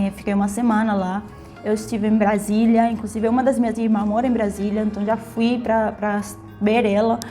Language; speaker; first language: Portuguese; non-native, fluent; Spanish